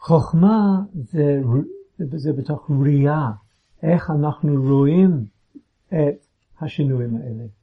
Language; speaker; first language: Hebrew; non-native, fluent; English